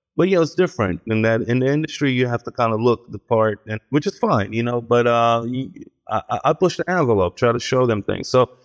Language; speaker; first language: English; early bilingual, heritage; Hebrew